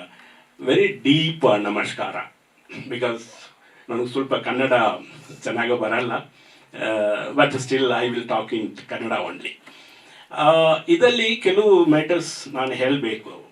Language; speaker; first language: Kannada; non-native, fluent; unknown